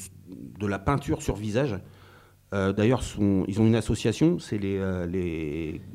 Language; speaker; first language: French; native; French